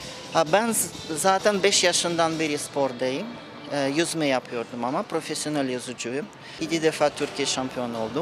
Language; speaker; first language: Turkish; non-native, fluent; Russian